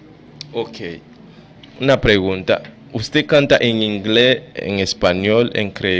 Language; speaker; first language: Spanish; non-native, fluent; Haitian Creole